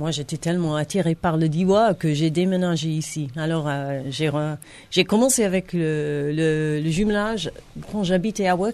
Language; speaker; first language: French; non-native, fluent; English